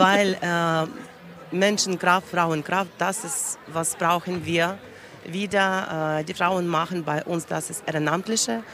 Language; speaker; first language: German; non-native, learner; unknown